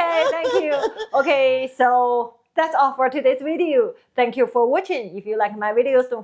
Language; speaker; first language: English; non-native, learner; Chinese